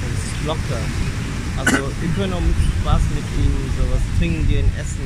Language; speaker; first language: German; non-native, fluent; Vietnamese